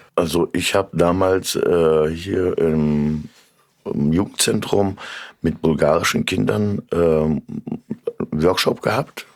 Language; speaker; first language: German; early bilingual, other home language; Turkish